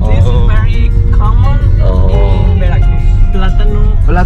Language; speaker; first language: English; non-native, learner; Spanish